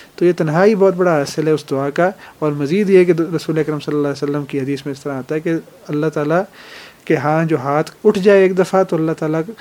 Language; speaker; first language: Urdu; native; Urdu